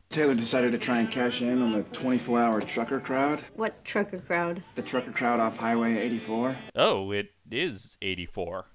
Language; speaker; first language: English; native; English